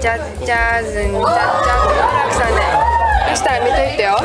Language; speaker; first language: English; non-native, learner; Japanese